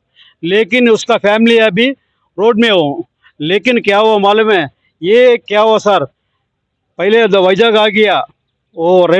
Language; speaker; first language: Hindi; non-native, local second language; Telugu